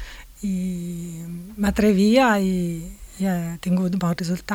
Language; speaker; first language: Catalan; non-native, fluent; Italian